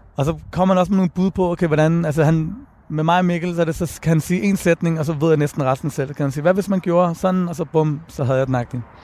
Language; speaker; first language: Danish; early bilingual, other home language; Persian